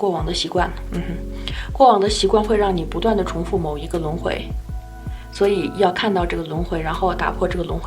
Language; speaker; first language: Chinese; native; Chinese